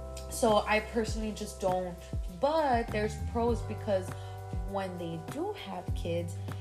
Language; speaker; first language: English; early bilingual, other home language; Spanish